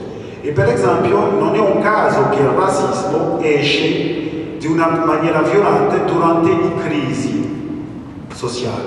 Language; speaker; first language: Italian; early bilingual, other home language; French